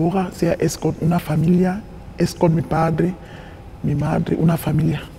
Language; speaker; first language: Spanish; non-native, learner; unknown